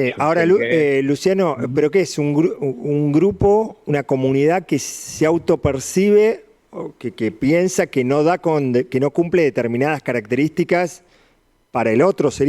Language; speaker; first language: Spanish; native; Spanish